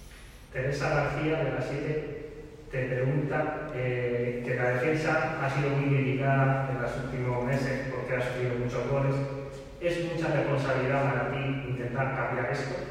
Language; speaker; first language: Spanish; native; Spanish